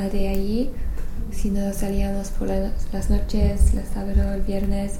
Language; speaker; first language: Spanish; non-native, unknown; English